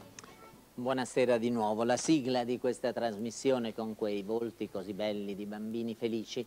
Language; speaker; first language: Italian; native; Italian